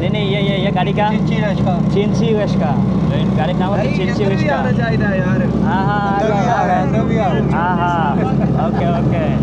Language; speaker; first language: Hindi; non-native, fluent; Bangla